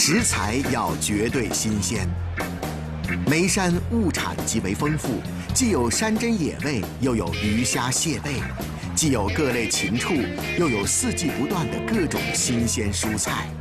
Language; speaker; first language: Chinese; native; Chinese